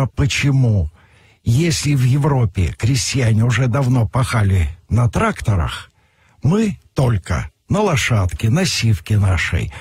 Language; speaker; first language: Russian; native; Russian